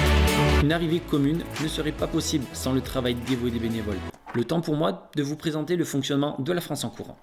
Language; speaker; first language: French; native; French